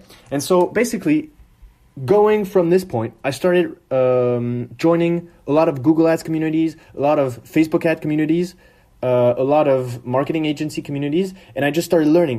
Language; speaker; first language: English; non-native, fluent; French